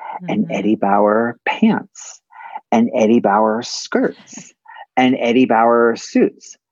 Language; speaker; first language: English; native; English